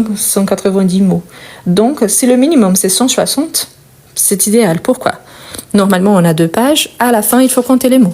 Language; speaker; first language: French; non-native, fluent; Portuguese